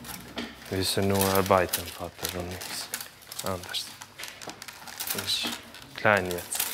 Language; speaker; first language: German; non-native, learner; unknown